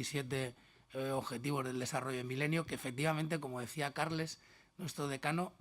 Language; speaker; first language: Spanish; native; Spanish